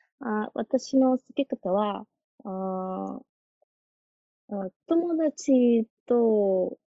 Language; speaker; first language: Japanese; non-native, learner; Spanish